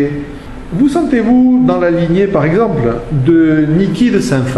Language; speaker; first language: French; native; French